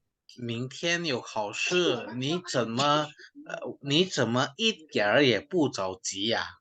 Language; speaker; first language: Chinese; non-native, fluent; Indonesian